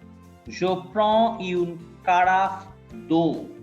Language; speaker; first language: French; non-native, fluent; Bangla